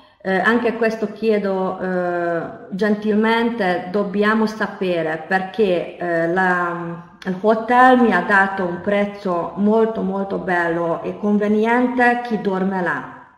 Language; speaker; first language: Italian; non-native, fluent; Hungarian